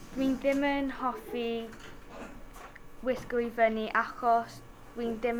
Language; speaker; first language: Welsh; non-native, local second language; English